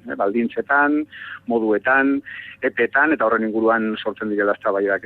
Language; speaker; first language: Basque; native; Basque